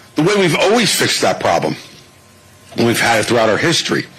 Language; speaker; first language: English; native; English